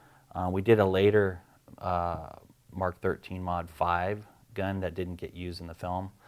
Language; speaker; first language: English; native; English